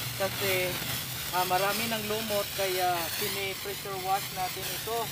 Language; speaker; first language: Filipino; non-native, local second language; Cebuano